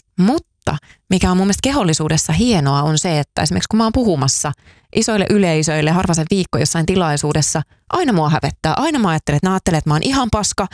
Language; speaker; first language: Finnish; native; Finnish